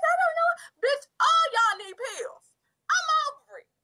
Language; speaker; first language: English; native; English